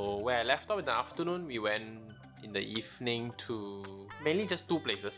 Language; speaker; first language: English; native; English